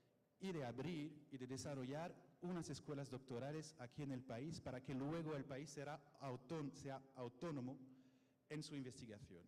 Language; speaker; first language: Spanish; non-native, fluent; French